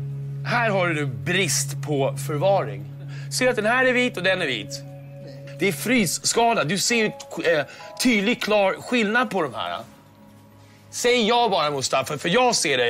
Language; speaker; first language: Swedish; native; Swedish